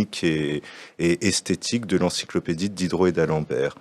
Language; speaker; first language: French; native; French